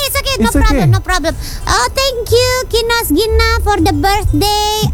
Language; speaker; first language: English; non-native, learner; Indonesian